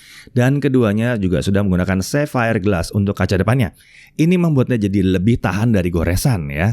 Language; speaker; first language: Indonesian; native; Indonesian